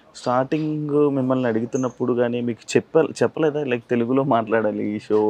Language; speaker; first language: Telugu; native; Telugu